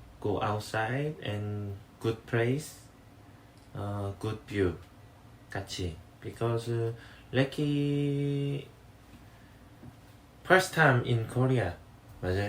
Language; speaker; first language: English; non-native, learner; Korean